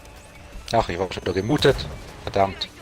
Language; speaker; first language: German; native; German